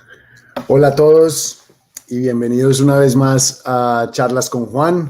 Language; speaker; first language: Spanish; native; Spanish